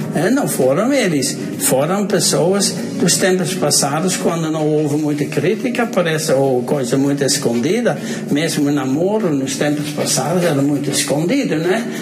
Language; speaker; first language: Portuguese; non-native, fluent; Dutch